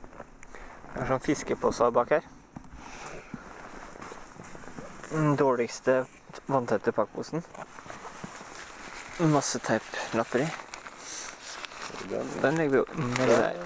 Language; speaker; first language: Norwegian; native; Norwegian